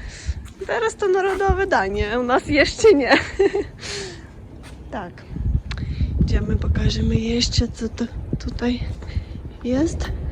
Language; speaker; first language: Polish; non-native, fluent; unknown